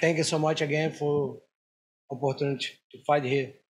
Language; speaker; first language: English; non-native, learner; Portuguese